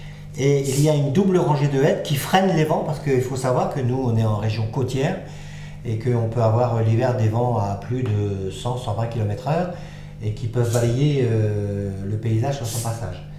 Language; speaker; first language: French; native; French